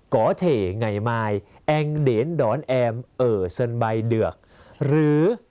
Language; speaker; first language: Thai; native; Thai